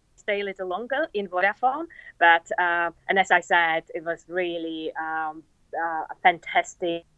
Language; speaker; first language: English; non-native, fluent; Czech